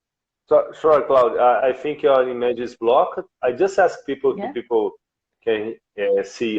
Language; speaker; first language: English; non-native, learner; Portuguese